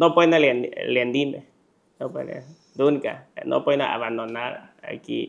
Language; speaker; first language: Spanish; non-native, learner; Chinese